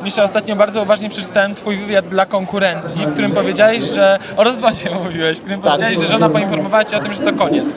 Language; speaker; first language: Polish; native; Polish